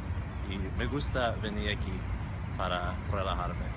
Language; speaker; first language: Spanish; non-native, fluent; English